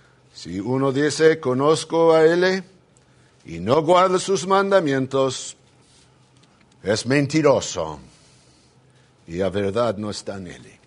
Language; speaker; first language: Spanish; non-native, fluent; English